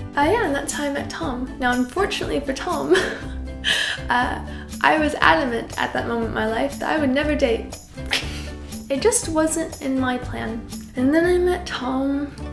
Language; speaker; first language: English; native; English